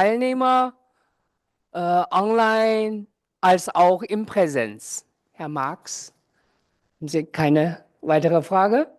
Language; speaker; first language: German; non-native, fluent; Chinese